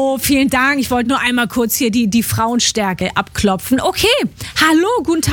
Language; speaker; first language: German; native; German